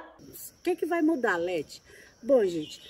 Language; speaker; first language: Portuguese; native; Portuguese